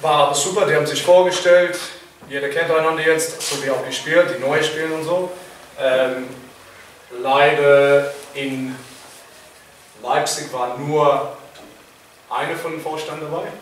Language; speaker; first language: German; non-native, fluent; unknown